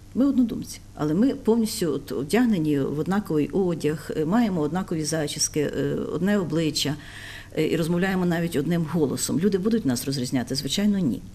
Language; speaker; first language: Ukrainian; native; Ukrainian